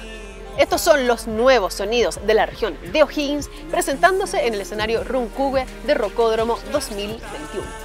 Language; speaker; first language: Spanish; native; Spanish